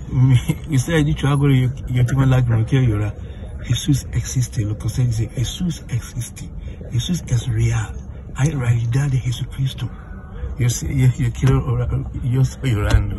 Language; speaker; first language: Spanish; non-native, learner; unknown